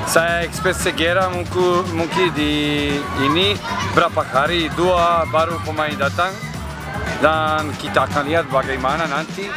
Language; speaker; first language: Indonesian; non-native, learner; Serbian